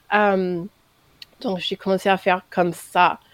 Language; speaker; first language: French; non-native, fluent; English